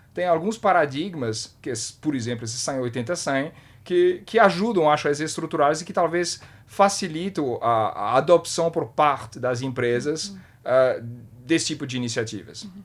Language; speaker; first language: Portuguese; non-native, fluent; French